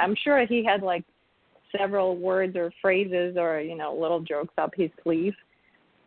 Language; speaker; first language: English; non-native, fluent; Russian